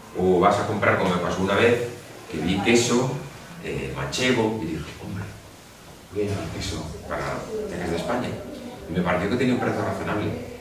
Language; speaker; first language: Spanish; native; Spanish